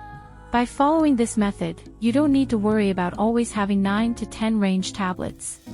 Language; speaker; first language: English; native; English